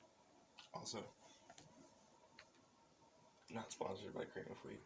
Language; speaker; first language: English; native; English